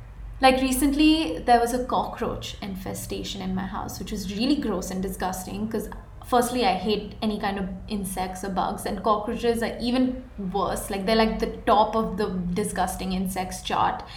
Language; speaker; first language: English; non-native, local second language; Hindi